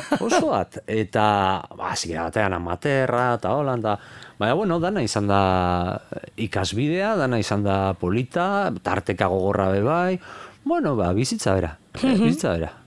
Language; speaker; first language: Basque; native; Basque